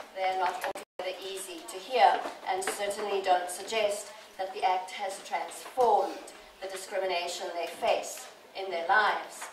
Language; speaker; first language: English; native; English